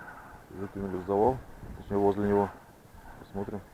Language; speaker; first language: Russian; native; Russian